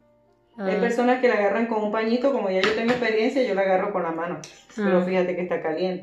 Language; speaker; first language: Spanish; native; Spanish